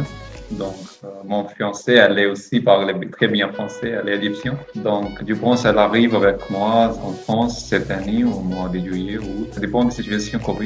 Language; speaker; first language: French; non-native, learner; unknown